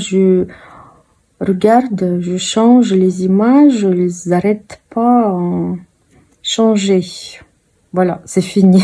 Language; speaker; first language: French; non-native, fluent; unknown